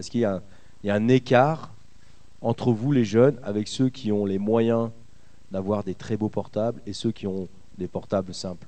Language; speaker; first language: French; native; French